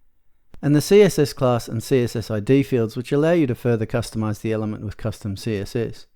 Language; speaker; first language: English; native; English